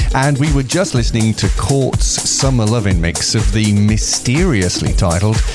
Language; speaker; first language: English; native; English